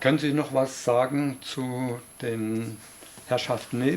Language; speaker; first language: German; early bilingual, heritage; French